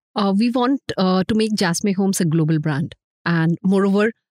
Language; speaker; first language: English; non-native, local second language; Hindi